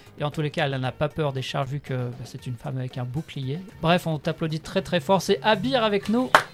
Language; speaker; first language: French; native; French